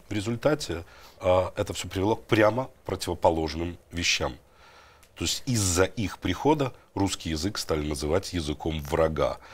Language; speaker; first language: Russian; native; Russian